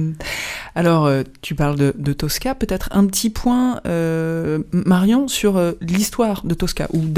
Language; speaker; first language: French; native; French